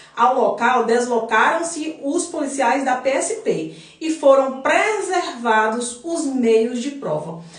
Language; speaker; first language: Portuguese; native; Portuguese